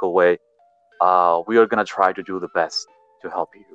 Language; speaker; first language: English; non-native, learner; Spanish